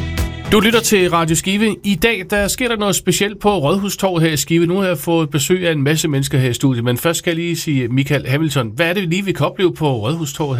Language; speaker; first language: Danish; native; Danish